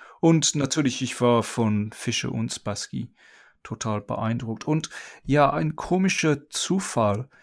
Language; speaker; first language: German; non-native, fluent; English